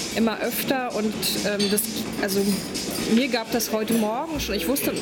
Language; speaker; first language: German; non-native, fluent; Polish